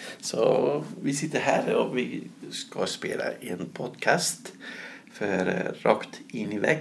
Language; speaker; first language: Swedish; non-native, fluent; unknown